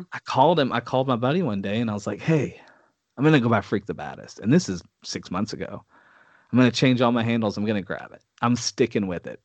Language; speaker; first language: English; native; English